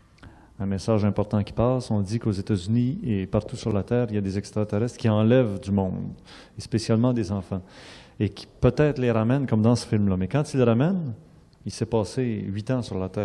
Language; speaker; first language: French; native; French